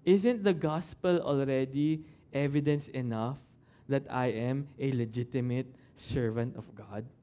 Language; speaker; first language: English; non-native, local second language; Filipino